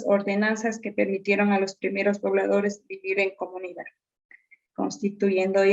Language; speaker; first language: Spanish; native; Spanish